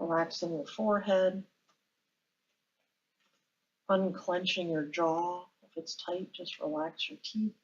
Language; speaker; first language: English; native; English